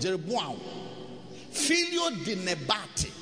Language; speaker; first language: Portuguese; non-native, learner; English